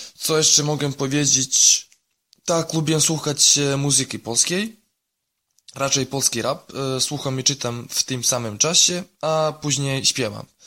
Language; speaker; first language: Polish; non-native, learner; Serbian